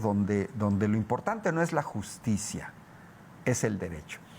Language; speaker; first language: Spanish; native; Spanish